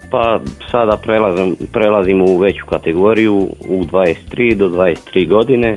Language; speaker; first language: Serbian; non-native, local second language; Hungarian